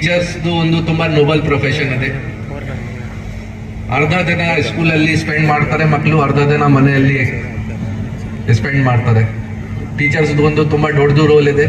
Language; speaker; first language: Kannada; non-native, fluent; Hindi